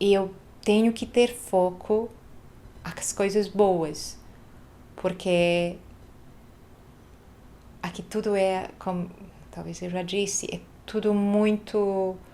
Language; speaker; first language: Portuguese; non-native, fluent; Hungarian